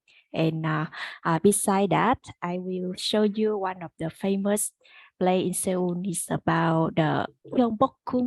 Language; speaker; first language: English; non-native, learner; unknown